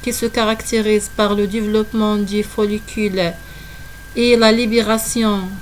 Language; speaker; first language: French; non-native, local second language; Arabic